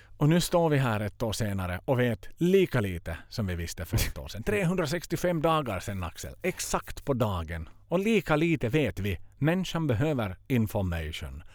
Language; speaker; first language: Swedish; native; Swedish